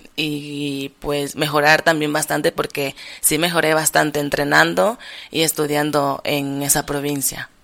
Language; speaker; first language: Spanish; native; Spanish